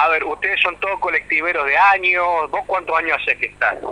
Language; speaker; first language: Spanish; native; Spanish